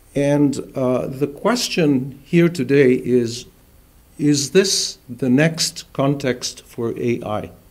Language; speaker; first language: English; non-native, fluent; Arabic